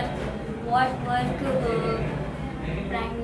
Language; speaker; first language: English; non-native, learner; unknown